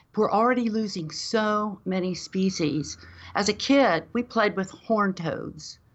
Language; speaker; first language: English; native; English